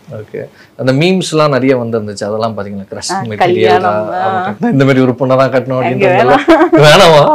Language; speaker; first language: Tamil; native; Tamil